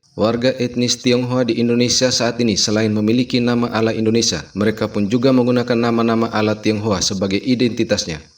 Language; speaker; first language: Indonesian; native; Indonesian